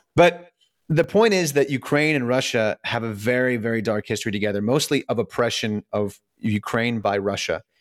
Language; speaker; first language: English; early bilingual, other home language; Russian